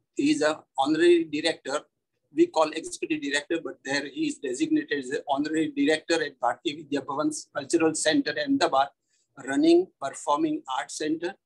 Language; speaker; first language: English; non-native, local second language; Gujarati